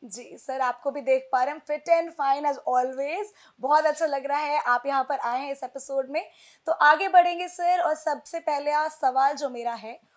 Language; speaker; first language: Hindi; native; Hindi